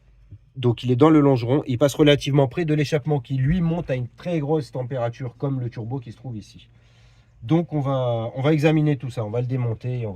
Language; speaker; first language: French; native; French